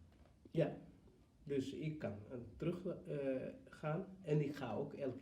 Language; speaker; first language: Dutch; non-native, fluent; Fula